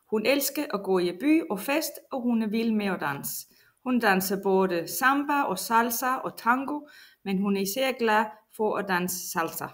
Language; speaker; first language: Danish; non-native, fluent; Russian